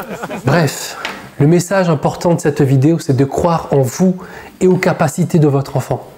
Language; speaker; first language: French; native; French